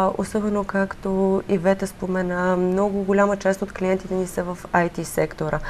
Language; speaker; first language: Bulgarian; native; Bulgarian